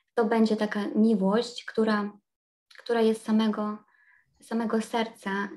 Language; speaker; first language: Polish; non-native, fluent; Ukrainian